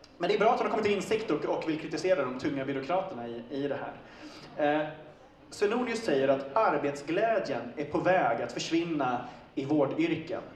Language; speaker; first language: Swedish; native; Swedish